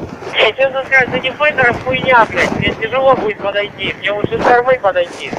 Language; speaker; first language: Russian; native; Russian